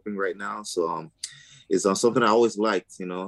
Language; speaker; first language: English; non-native, local second language; Igbo